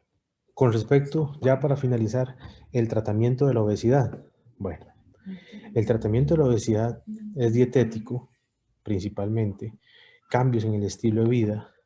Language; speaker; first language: Spanish; native; Spanish